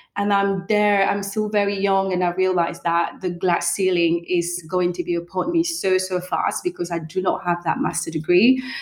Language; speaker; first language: English; non-native, fluent; French